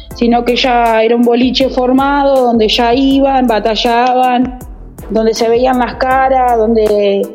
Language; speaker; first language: Spanish; native; Spanish